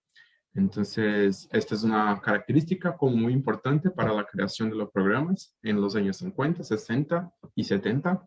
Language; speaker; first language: Spanish; native; Spanish